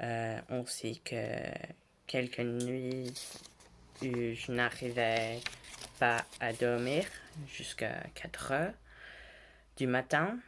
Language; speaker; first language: French; non-native, learner; English